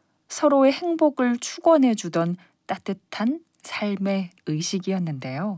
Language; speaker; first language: Korean; native; Korean